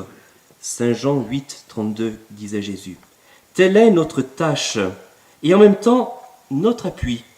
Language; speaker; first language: French; native; French